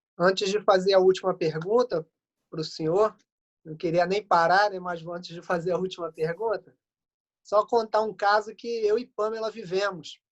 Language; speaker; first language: Portuguese; native; Portuguese